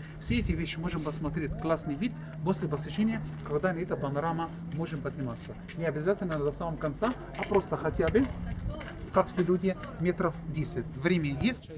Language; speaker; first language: Russian; non-native, learner; Arabic